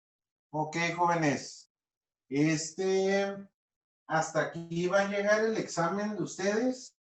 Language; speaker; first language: Spanish; native; Spanish